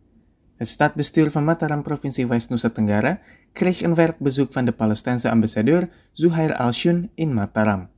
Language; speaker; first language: Dutch; non-native, fluent; Indonesian